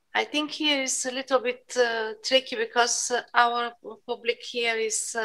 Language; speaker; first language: English; non-native, fluent; Bulgarian